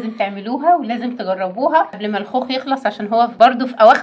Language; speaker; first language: Arabic; native; Arabic